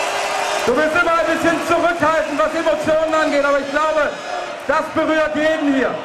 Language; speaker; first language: German; native; German